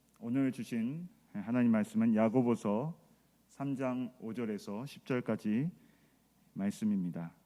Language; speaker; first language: Korean; native; Korean